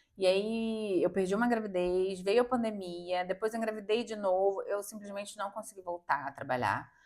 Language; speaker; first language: Portuguese; native; Portuguese